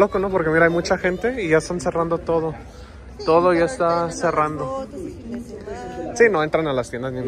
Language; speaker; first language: Spanish; early bilingual, heritage; English